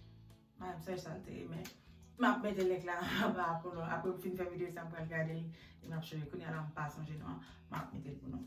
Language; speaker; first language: French; non-native, learner; Haitian Creole